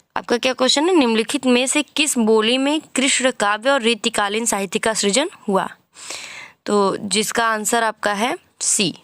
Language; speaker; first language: Hindi; native; Hindi